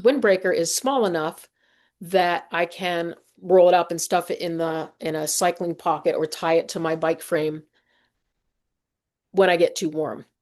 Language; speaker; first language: English; native; English